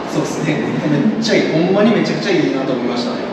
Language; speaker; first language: Japanese; native; Japanese